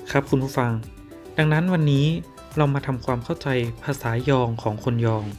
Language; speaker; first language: Thai; non-native, local second language; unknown